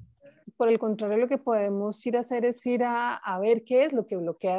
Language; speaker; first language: Spanish; native; Spanish